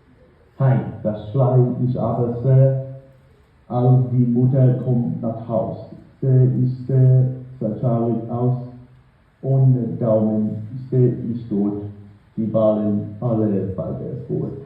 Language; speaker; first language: German; non-native, learner; English